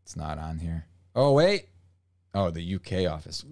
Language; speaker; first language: English; non-native, fluent; Portuguese